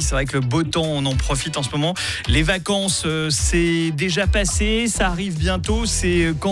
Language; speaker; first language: French; native; French